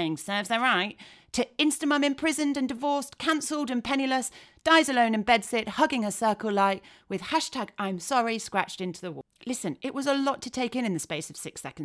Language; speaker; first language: English; native; English